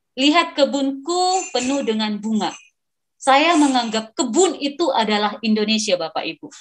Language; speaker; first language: Indonesian; non-native, local second language; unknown